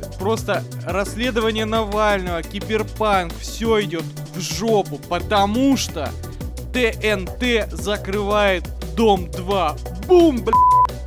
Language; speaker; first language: Russian; native; Russian